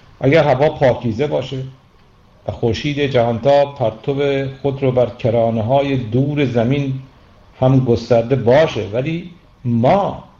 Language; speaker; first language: Persian; native; Persian